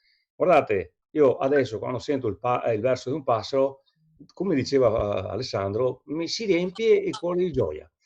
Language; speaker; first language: Italian; native; Italian